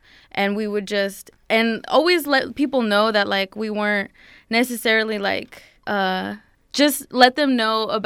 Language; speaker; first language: English; native; English